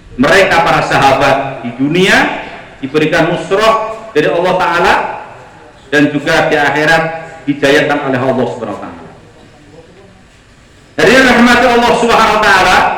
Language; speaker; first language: Indonesian; non-native, local second language; Javanese